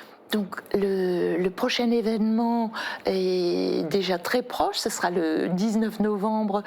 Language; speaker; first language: French; native; French